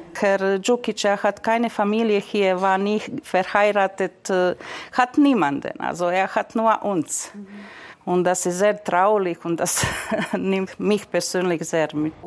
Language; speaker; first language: German; non-native, fluent; Croatian